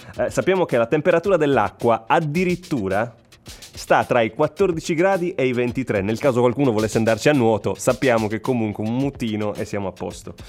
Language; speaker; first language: Italian; native; Italian